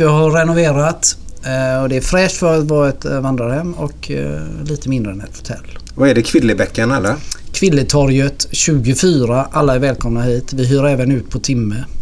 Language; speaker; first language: Swedish; native; Swedish